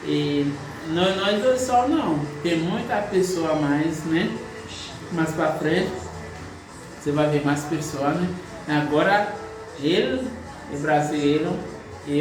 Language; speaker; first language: Portuguese; non-native, learner; Haitian Creole